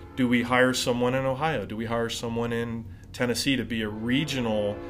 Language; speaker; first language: English; native; English